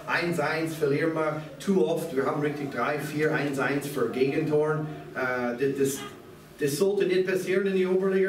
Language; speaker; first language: German; non-native, fluent; English